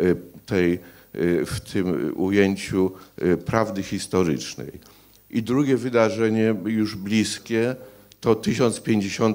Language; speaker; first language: Polish; native; Polish